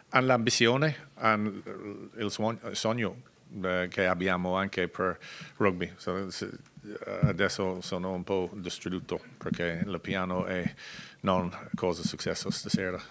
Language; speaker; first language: Italian; non-native, learner; English